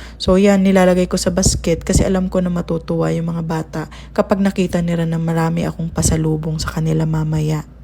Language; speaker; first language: Filipino; non-native, local second language; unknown